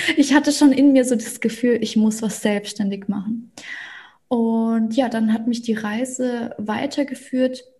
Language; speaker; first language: German; early bilingual, other home language; Russian